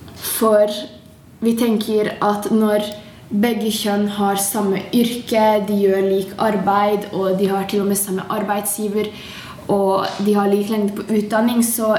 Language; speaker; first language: Norwegian; non-native, fluent; Hungarian